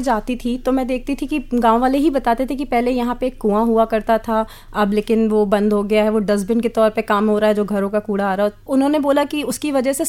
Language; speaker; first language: Hindi; native; Hindi